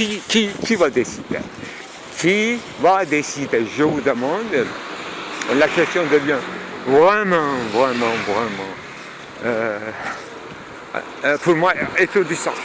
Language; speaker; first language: French; non-native, fluent; Turkish